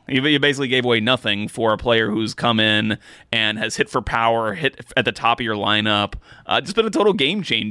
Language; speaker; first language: English; native; English